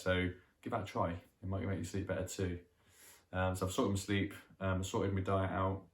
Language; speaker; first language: English; native; English